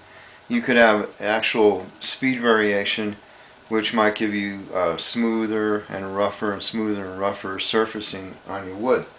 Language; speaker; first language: English; native; English